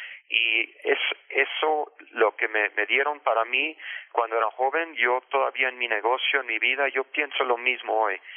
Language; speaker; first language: Spanish; early bilingual, heritage; Spanish